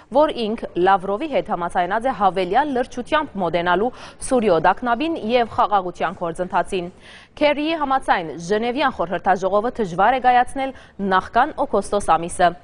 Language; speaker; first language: Armenian; early bilingual, heritage; Armenian